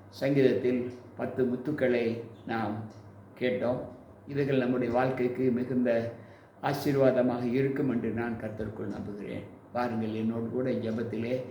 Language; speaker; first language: Tamil; native; Tamil